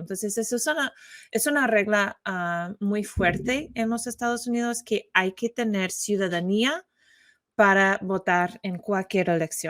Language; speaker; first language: Spanish; non-native, learner; English